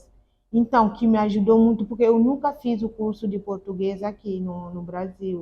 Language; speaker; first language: Portuguese; non-native, learner; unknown